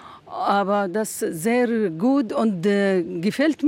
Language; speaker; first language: German; non-native, learner; Arabic